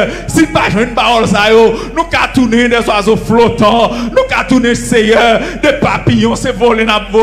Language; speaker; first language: French; non-native, local second language; Haitian Creole